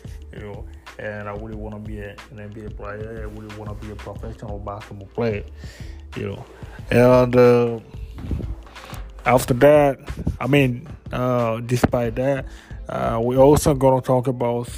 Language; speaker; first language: English; non-native, fluent; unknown